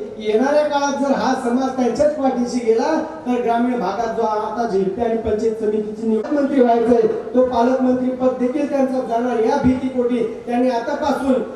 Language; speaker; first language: Marathi; non-native, local second language; Lambadi